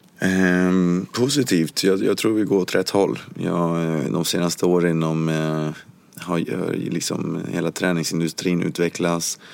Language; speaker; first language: Swedish; early bilingual, other home language; Spanish